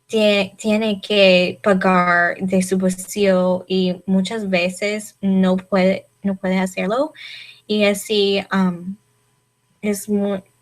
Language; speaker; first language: Spanish; non-native, learner; English